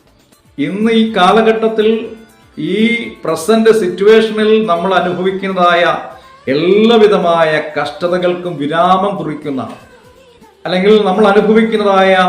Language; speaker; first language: Malayalam; native; Malayalam